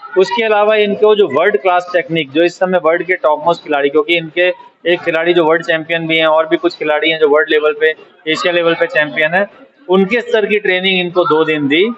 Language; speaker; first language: Hindi; native; Hindi